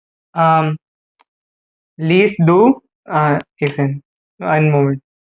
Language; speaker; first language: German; non-native, learner; Hindi